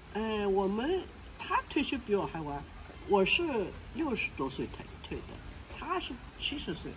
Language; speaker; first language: Chinese; non-native, local second language; Wu Chinese